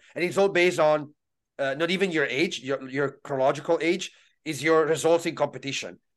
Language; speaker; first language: English; non-native, fluent; Italian